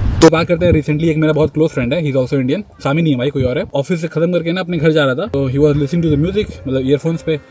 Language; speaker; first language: Hindi; native; Hindi